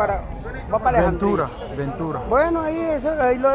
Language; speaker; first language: Spanish; native; Spanish